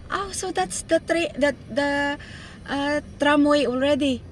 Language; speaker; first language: English; non-native, local second language; Filipino